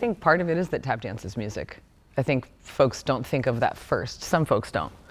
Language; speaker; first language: English; native; English